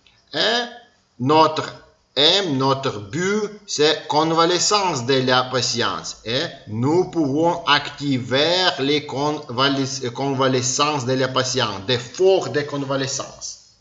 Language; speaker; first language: French; non-native, learner; Ukrainian